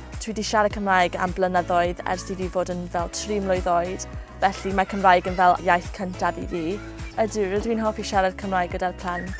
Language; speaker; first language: Welsh; non-native, local second language; English